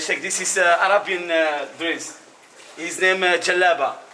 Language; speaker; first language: English; non-native, learner; Arabic